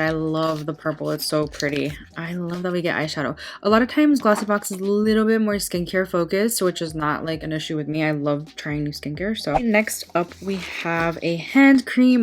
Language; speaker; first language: English; native; English